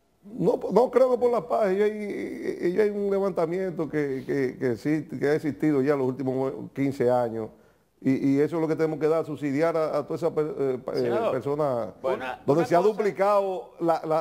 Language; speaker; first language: Spanish; native; Spanish